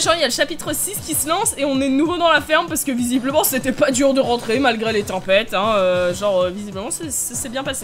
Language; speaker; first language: French; native; French